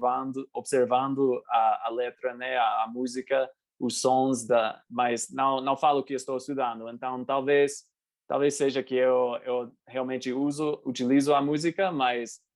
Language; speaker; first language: Portuguese; non-native, fluent; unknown